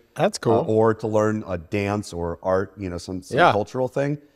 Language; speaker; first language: English; native; English